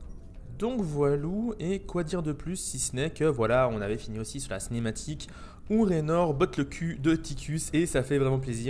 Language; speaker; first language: French; native; French